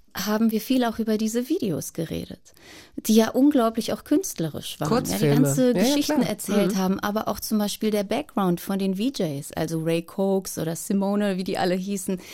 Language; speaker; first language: German; native; German